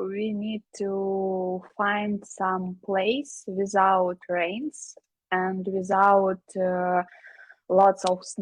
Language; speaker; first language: English; non-native, learner; Ukrainian